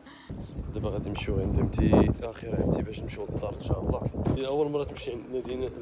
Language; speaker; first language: Arabic; native; Arabic